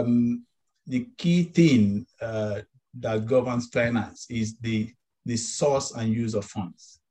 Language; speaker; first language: English; non-native, local second language; Yoruba